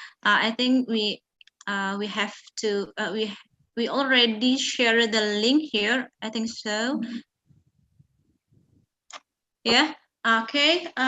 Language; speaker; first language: English; non-native, fluent; Indonesian